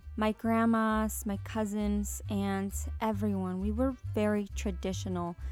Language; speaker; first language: English; early bilingual, other home language; Spanish